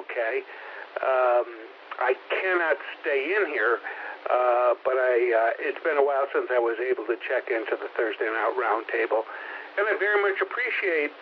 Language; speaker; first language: English; native; English